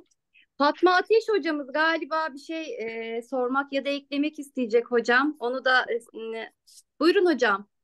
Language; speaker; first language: Turkish; native; Turkish